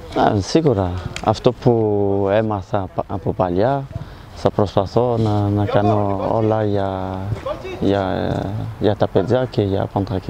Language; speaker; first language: Greek; non-native, learner; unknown